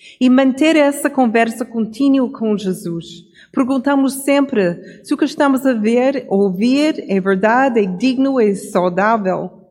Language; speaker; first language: Portuguese; non-native, fluent; English